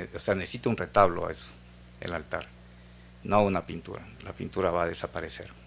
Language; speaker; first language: Spanish; native; Spanish